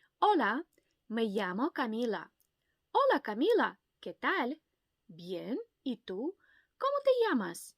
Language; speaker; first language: Spanish; non-native, fluent; Ukrainian